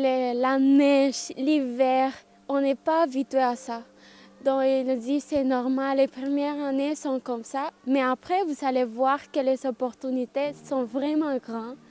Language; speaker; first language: French; non-native, fluent; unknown